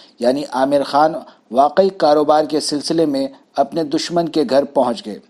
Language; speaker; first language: Urdu; native; Urdu